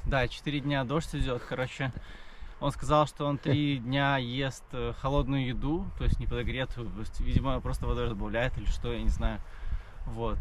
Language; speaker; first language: Russian; native; Russian